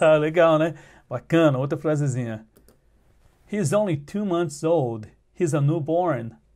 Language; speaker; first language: English; non-native, fluent; Portuguese